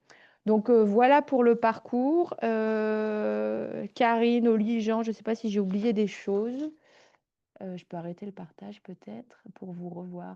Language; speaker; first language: French; native; French